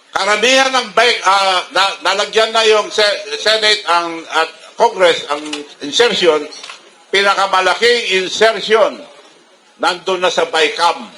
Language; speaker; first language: Filipino; non-native, local second language; Iloko